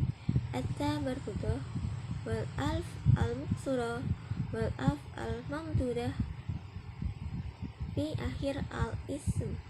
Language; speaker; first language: Arabic; non-native, learner; Indonesian